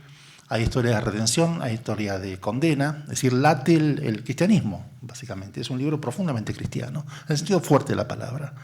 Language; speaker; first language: Spanish; native; Spanish